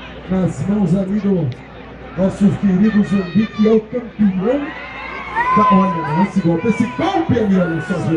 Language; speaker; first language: Portuguese; native; Portuguese